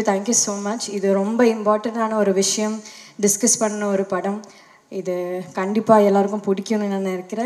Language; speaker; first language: Tamil; non-native, learner; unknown